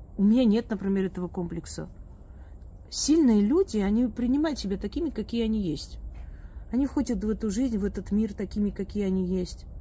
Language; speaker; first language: Russian; native; Russian